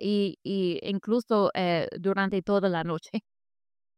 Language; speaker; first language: Spanish; non-native, fluent; English